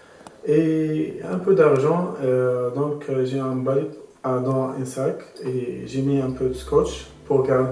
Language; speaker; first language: French; non-native, local second language; Arabic